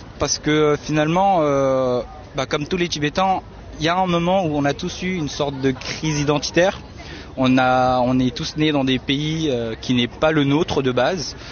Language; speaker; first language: French; early bilingual, other home language; Tibetan